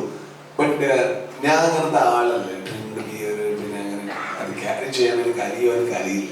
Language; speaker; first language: Malayalam; non-native, learner; Kannada